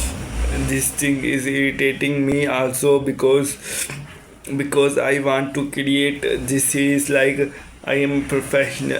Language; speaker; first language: English; non-native, learner; Urdu